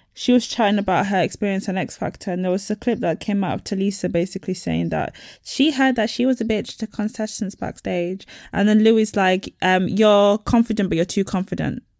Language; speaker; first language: English; native; English